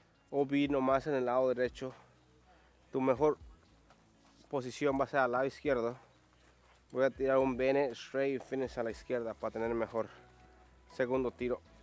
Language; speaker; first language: Spanish; early bilingual, heritage; Spanish